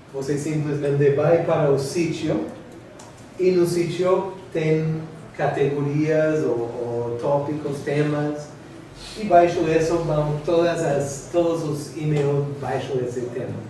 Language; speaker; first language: Portuguese; non-native, fluent; English